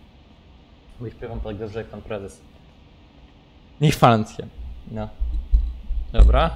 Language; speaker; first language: Polish; native; Polish